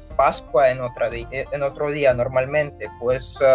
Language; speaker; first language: Spanish; non-native, fluent; Russian